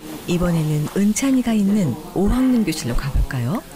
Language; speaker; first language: Korean; native; Korean